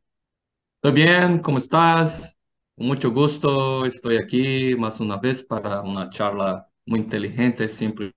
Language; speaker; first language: Spanish; non-native, fluent; Portuguese